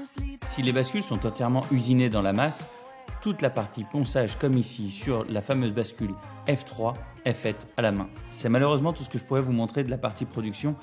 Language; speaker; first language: French; native; French